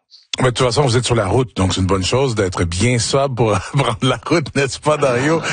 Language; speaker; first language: French; native; French